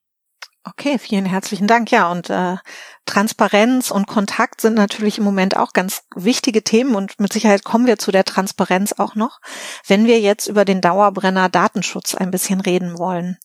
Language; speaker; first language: German; native; German